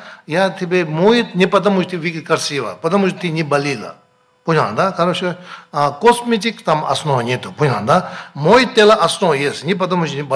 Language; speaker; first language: Russian; non-native, learner; Tibetan